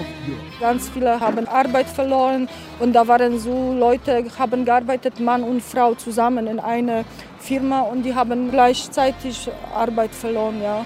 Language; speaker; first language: German; non-native, learner; Polish